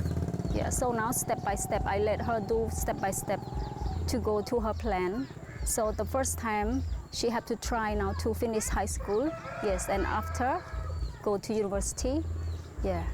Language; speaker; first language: English; non-native, fluent; Khmer